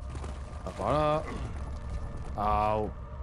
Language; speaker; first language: French; native; French